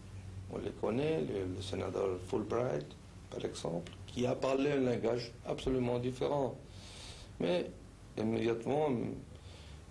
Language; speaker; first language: French; non-native, fluent; Spanish